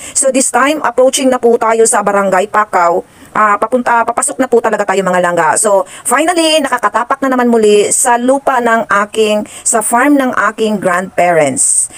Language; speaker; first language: Filipino; non-native, local second language; Hiligaynon